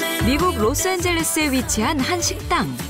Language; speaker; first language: Korean; native; Korean